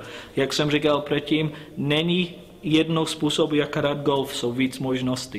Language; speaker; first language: Czech; non-native, learner; English